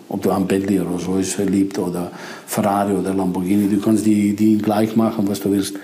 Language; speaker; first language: German; non-native, fluent; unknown